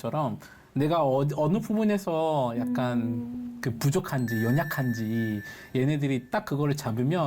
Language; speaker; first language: Korean; non-native, fluent; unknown